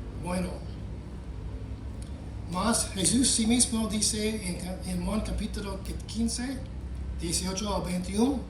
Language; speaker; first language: Spanish; non-native, fluent; English